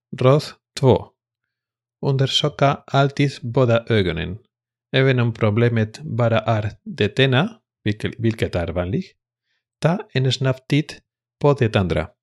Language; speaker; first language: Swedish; non-native, fluent; Spanish